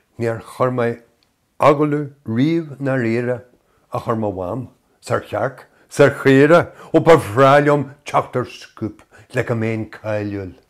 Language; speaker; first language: Irish; native; Irish